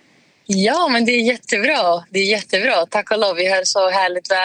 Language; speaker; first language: Swedish; non-native, fluent; Greek